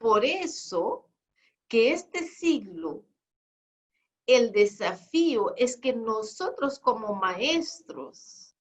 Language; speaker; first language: Spanish; non-native, fluent; Portuguese